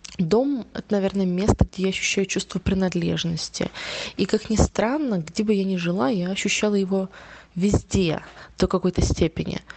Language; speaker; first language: Russian; native; Russian